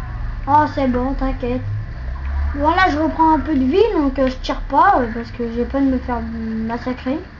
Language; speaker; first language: French; native; French